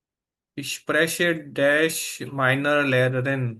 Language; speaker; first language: German; non-native, fluent; Urdu